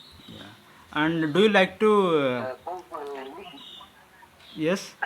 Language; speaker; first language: English; non-native, learner; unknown